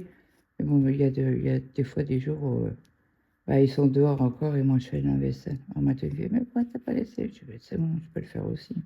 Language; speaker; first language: French; native; French